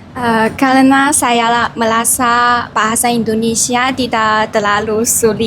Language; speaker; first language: Indonesian; non-native, learner; Chinese